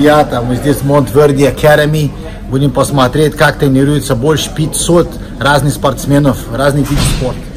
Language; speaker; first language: Russian; non-native, fluent; Portuguese